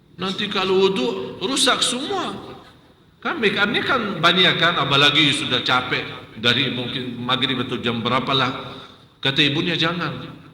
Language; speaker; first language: Malay; non-native, fluent; Arabic